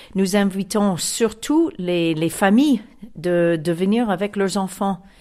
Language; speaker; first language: French; non-native, fluent; English